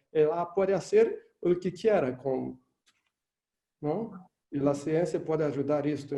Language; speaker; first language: Spanish; non-native, fluent; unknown